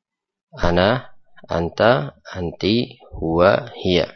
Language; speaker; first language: Arabic; non-native, fluent; Indonesian